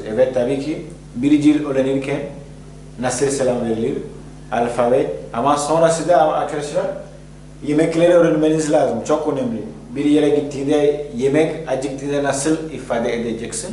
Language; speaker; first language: Turkish; non-native, fluent; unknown